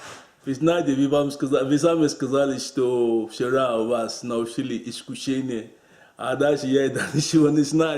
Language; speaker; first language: Russian; non-native, learner; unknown